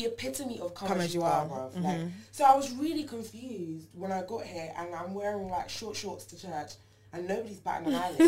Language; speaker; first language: English; non-native, local second language; Yoruba